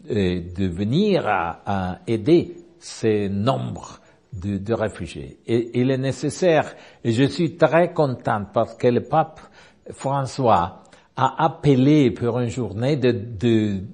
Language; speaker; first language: French; non-native, learner; Spanish